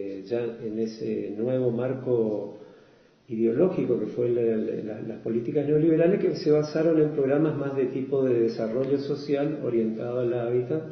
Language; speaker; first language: Spanish; native; Spanish